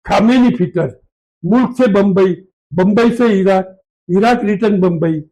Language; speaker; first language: Hindi; non-native, local second language; Marathi